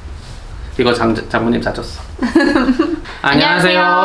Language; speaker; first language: Korean; non-native, learner; Spanish